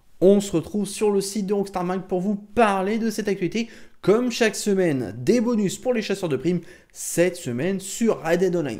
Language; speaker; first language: French; native; French